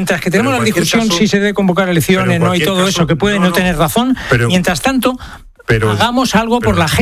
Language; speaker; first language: Spanish; native; Spanish